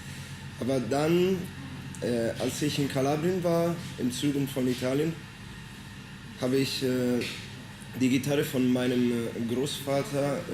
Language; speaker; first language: German; non-native, fluent; Italian